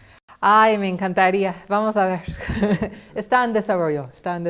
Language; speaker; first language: Spanish; non-native, fluent; English